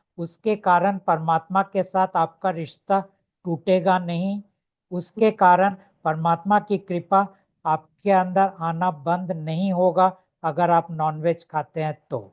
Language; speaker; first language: Hindi; non-native, local second language; Bangla